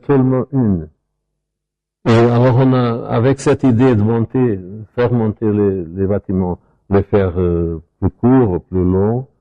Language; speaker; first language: French; non-native, fluent; Portuguese